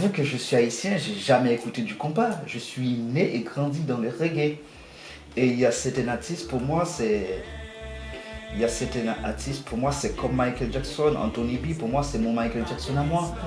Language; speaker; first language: French; non-native, local second language; Haitian Creole